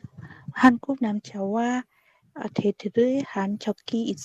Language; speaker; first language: Korean; non-native, learner; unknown